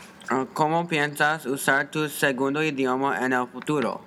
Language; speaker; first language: Spanish; non-native, learner; English